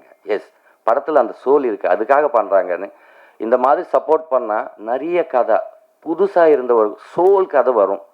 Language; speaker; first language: Tamil; non-native, local second language; Telugu